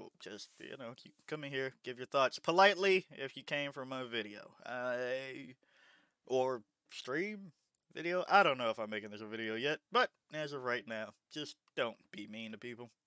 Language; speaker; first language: English; native; English